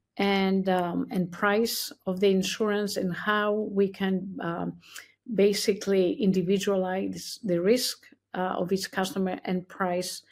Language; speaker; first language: English; non-native, fluent; Greek